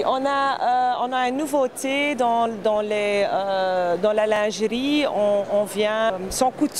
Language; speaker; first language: French; non-native, fluent; Dutch